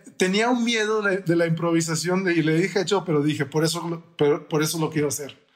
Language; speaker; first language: Spanish; early bilingual, heritage; Spanish